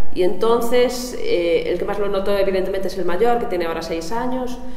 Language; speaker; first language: Spanish; non-native, local second language; Galician